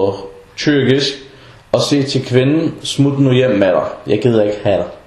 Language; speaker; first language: Danish; non-native, fluent; Arabic